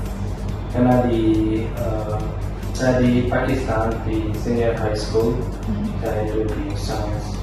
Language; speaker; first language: Indonesian; non-native, learner; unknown